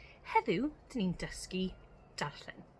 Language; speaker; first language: Welsh; non-native, local second language; English